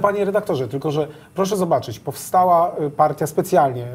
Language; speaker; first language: Polish; native; Polish